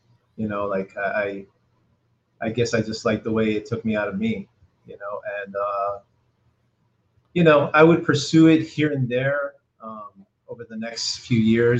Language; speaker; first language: English; native; English